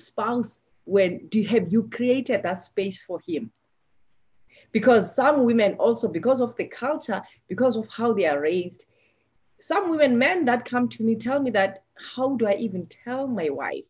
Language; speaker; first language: English; non-native, local second language; Xhosa